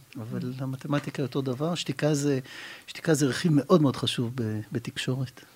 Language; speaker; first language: Hebrew; native; Hebrew